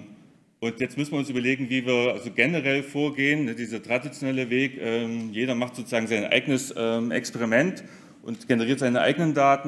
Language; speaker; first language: German; native; German